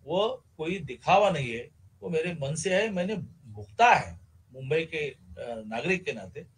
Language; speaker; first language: Hindi; non-native, local second language; Marathi